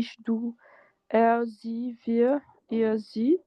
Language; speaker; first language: German; non-native, fluent; French